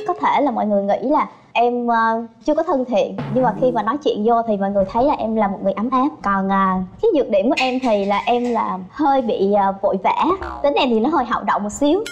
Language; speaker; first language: Vietnamese; native; Vietnamese